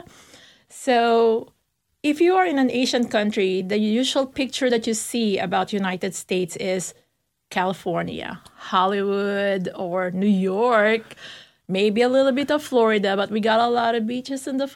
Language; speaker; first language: English; non-native, local second language; Filipino